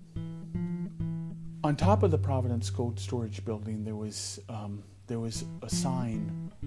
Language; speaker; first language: English; native; English